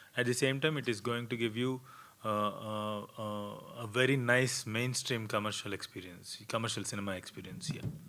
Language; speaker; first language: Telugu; native; Telugu